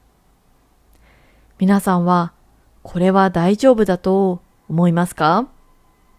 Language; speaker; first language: Japanese; native; Japanese